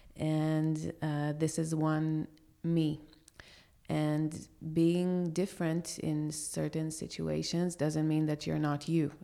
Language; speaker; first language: English; non-native, fluent; Hebrew